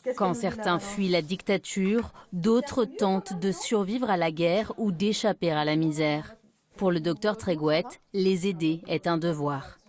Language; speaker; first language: French; native; French